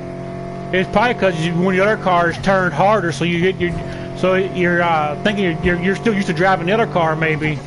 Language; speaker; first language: English; native; English